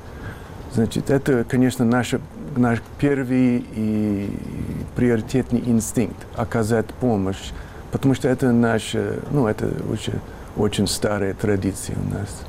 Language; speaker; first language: Russian; non-native, fluent; English